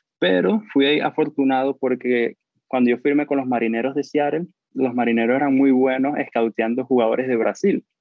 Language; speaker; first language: Spanish; native; Spanish